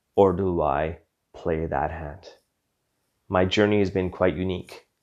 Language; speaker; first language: English; native; English